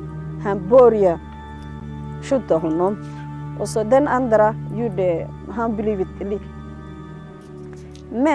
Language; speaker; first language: Swedish; non-native, learner; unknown